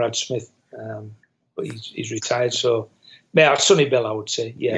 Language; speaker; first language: English; native; English